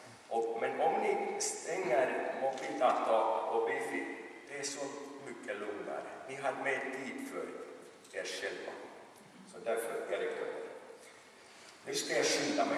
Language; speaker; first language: Swedish; non-native, local second language; Finnish